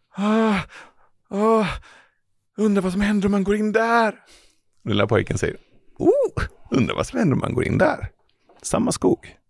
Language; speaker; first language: Swedish; early bilingual, other home language; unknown